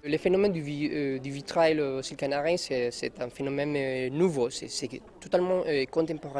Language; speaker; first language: French; non-native, learner; Spanish